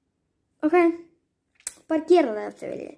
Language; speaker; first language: Icelandic; early bilingual, heritage; Icelandic